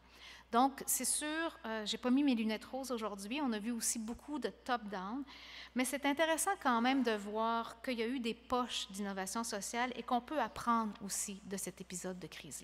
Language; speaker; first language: French; native; French